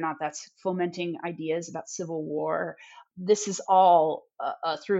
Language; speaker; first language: English; native; English